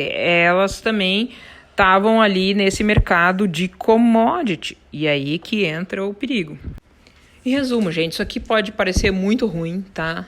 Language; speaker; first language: Portuguese; native; Portuguese